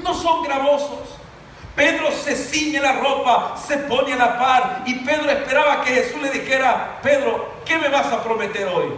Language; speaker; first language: Spanish; native; Spanish